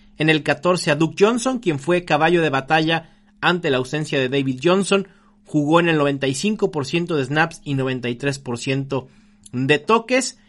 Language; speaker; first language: Spanish; native; Spanish